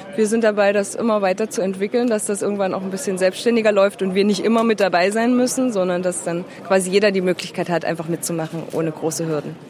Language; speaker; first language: German; native; German